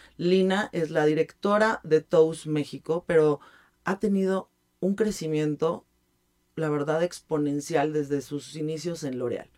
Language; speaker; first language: Spanish; native; Spanish